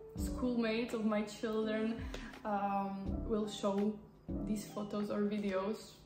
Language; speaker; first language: English; non-native, fluent; Slovak